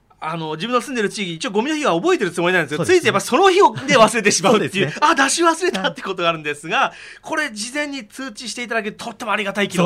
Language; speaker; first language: Japanese; native; Japanese